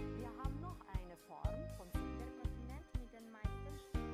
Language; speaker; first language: German; non-native, fluent; Serbian